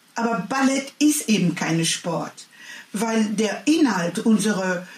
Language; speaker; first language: German; non-native, learner; French